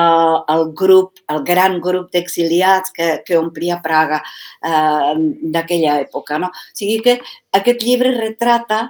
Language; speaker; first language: Catalan; non-native, fluent; Czech